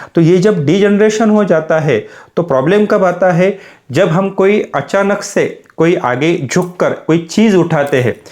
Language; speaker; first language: Hindi; non-native, local second language; Marathi